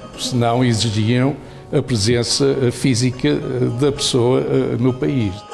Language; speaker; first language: Portuguese; native; Portuguese